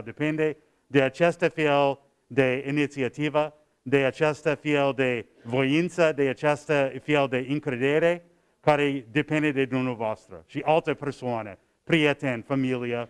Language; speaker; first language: Romanian; non-native, learner; English